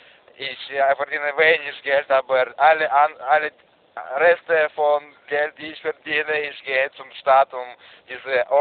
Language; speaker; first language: German; non-native, learner; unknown